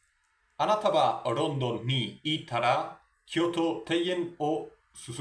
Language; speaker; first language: Japanese; non-native, learner; Spanish